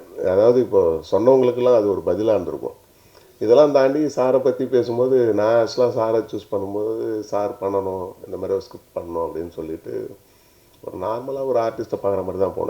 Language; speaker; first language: Tamil; native; Tamil